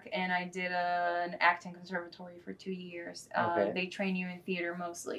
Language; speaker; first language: English; non-native, fluent; Spanish